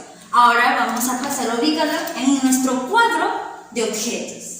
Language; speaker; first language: Spanish; native; Spanish